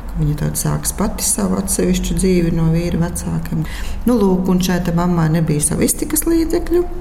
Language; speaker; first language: Latvian; native; Latvian